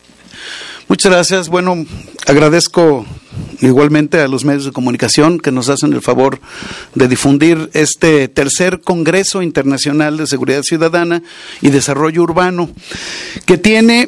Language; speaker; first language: Spanish; native; Spanish